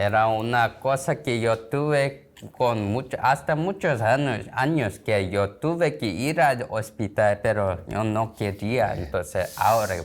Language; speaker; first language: Spanish; non-native, learner; Korean